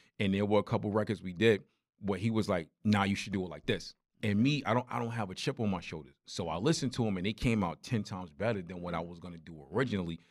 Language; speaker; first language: English; native; English